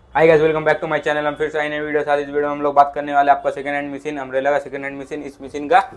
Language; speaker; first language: Hindi; non-native, local second language; Bangla